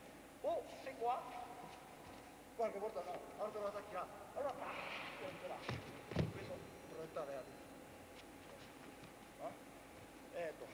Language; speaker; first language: Italian; non-native, learner; Japanese